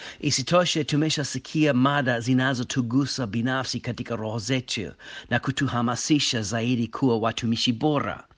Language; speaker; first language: Swahili; non-native, fluent; English